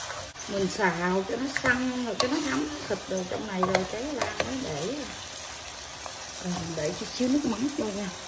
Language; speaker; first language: Vietnamese; native; Vietnamese